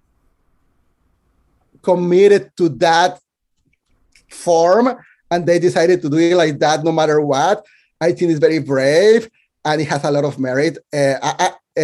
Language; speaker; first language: English; non-native, fluent; Spanish